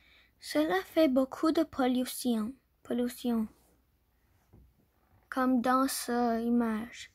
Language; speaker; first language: French; non-native, learner; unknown